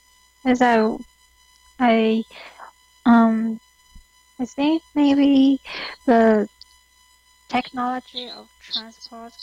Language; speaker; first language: English; non-native, learner; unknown